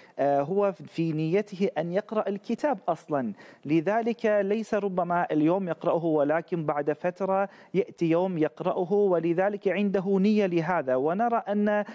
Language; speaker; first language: Arabic; non-native, fluent; Turkish